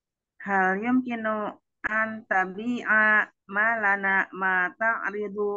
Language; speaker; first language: Arabic; non-native, learner; Indonesian